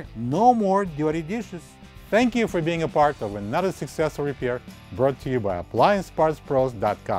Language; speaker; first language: English; native; English